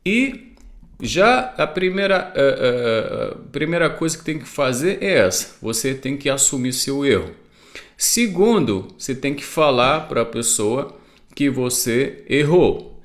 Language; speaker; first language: Portuguese; non-native, fluent; Arabic